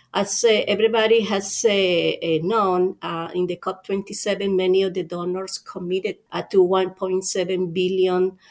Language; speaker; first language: English; non-native, fluent; Spanish